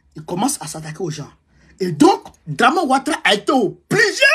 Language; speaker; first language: French; non-native, local second language; Dyula